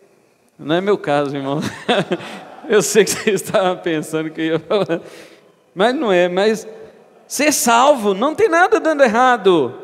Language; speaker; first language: Portuguese; native; Portuguese